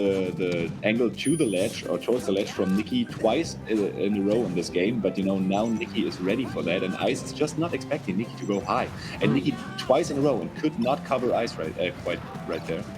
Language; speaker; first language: English; non-native, fluent; German